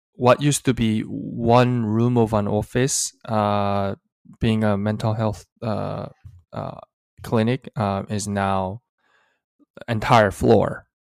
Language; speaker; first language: English; early bilingual, other home language; Korean